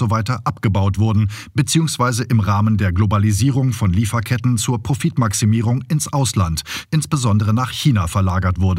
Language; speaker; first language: German; native; German